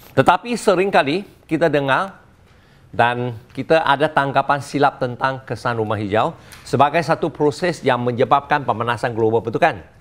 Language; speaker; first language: Malay; non-native, local second language; Chinese